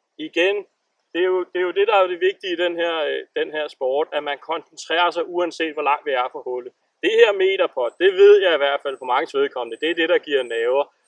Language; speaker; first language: Danish; native; Danish